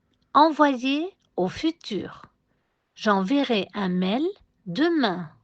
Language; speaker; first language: French; non-native, fluent; Spanish